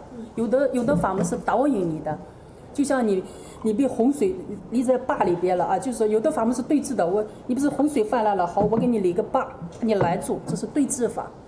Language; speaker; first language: Chinese; native; Chinese